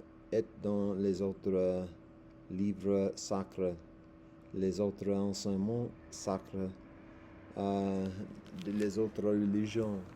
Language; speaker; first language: French; non-native, learner; English